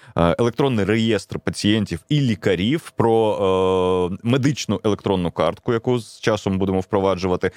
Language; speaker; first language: Ukrainian; native; Ukrainian